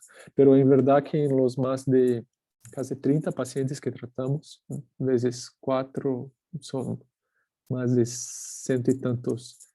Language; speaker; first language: Spanish; non-native, fluent; Portuguese